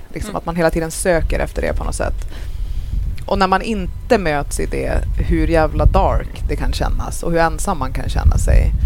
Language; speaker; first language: Swedish; native; Swedish